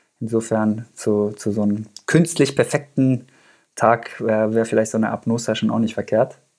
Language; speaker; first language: German; early bilingual, other home language; Persian